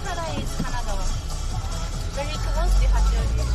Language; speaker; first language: English; non-native, learner; Japanese